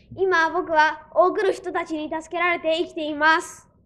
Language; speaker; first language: Japanese; early bilingual, other home language; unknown